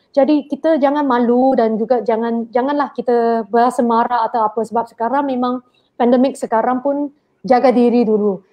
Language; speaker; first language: Malay; non-native, local second language; Chinese